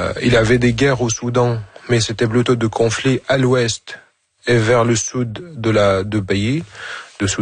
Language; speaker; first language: French; non-native, fluent; Arabic